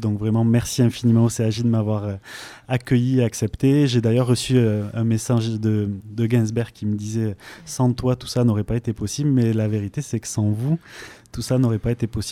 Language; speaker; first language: French; native; French